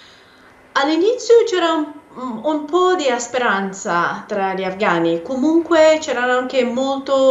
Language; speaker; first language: Italian; non-native, fluent; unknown